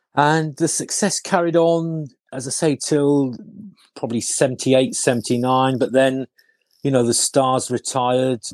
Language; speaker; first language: English; native; English